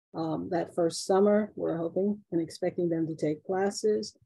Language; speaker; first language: English; native; English